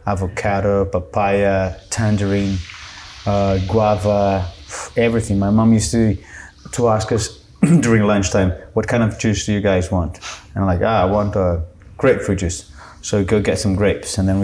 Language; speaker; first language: English; non-native, fluent; Portuguese